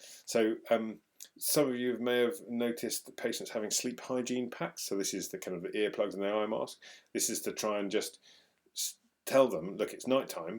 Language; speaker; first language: English; native; English